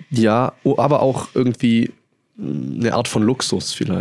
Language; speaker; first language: German; native; German